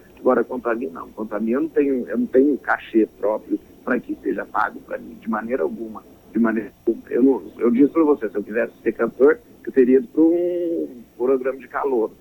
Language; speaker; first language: Portuguese; native; Portuguese